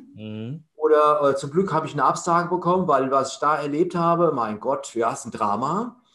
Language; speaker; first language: German; native; German